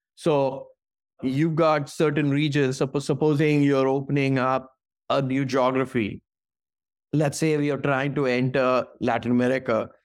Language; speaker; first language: English; non-native, local second language; Hindi